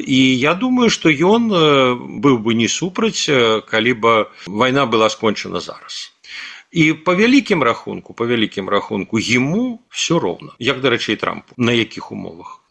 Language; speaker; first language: Belarusian; non-native, local second language; Russian